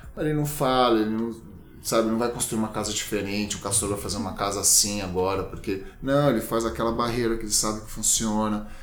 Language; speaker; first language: Portuguese; native; Portuguese